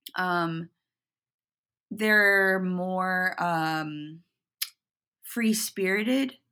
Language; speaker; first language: English; native; English